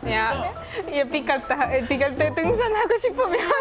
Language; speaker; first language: Korean; non-native, fluent; Estonian